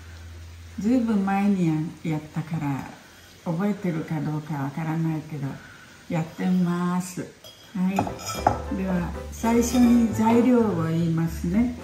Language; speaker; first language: Japanese; early bilingual, heritage; Japanese